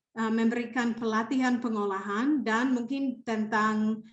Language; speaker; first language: Indonesian; non-native, fluent; English